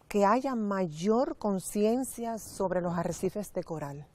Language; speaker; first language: Spanish; native; Spanish